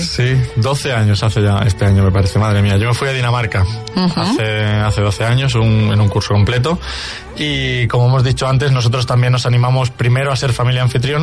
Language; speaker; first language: Spanish; native; Spanish